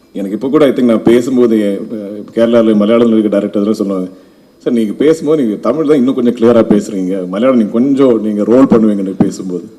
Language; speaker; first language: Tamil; non-native, local second language; Malayalam